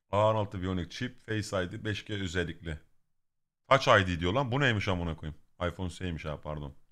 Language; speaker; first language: Turkish; native; Turkish